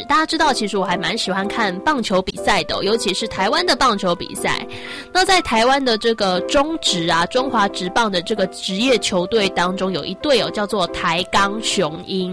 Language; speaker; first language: Chinese; native; Chinese